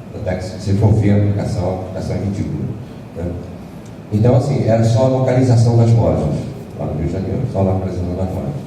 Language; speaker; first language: Portuguese; native; Portuguese